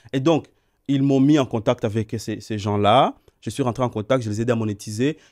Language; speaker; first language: French; non-native, local second language; Swahili